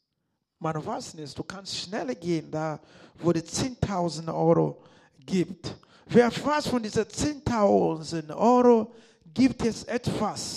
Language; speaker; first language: German; non-native, learner; Lingala